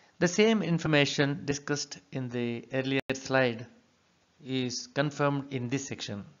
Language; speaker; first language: English; non-native, local second language; Telugu